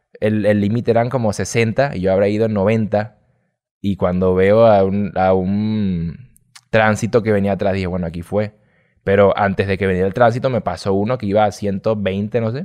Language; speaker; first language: Spanish; native; Spanish